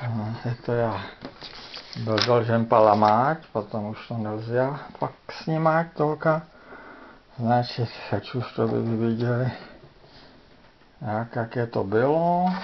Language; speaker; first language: Russian; non-native, fluent; Czech